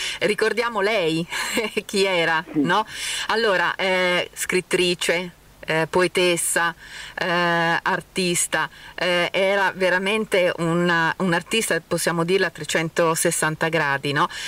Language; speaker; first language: Italian; native; Italian